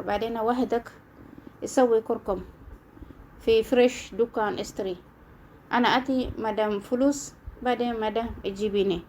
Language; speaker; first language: Arabic; non-native, learner; Oromo